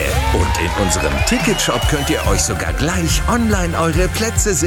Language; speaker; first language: German; native; German